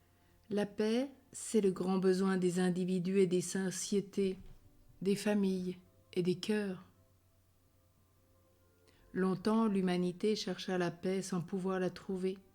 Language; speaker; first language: French; native; French